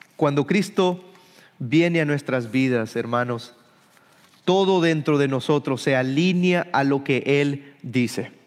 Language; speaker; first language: Spanish; early bilingual, heritage; Spanish